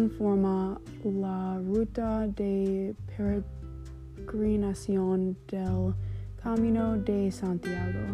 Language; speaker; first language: Spanish; non-native, learner; English